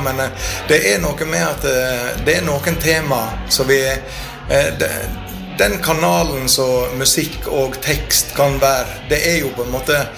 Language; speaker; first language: Norwegian; native; Norwegian